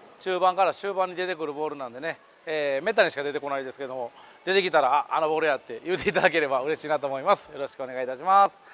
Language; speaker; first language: Japanese; native; Japanese